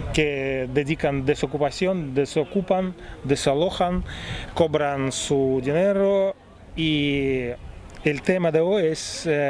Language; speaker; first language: Spanish; non-native, fluent; Russian